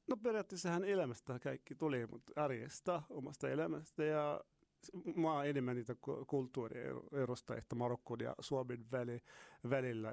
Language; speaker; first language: Finnish; non-native, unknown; Arabic